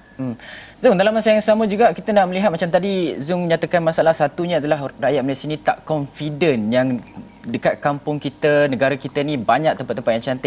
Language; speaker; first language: Malay; native; Malay